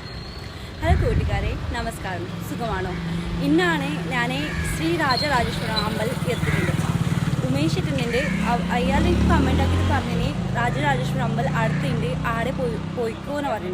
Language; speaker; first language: Malayalam; non-native, local second language; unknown